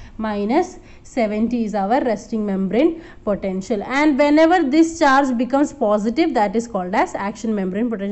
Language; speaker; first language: English; non-native, local second language; Malayalam